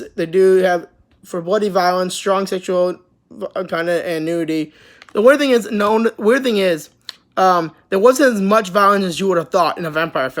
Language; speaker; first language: English; native; English